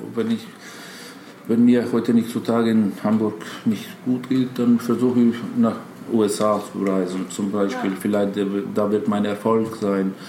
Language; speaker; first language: German; non-native, fluent; Macedonian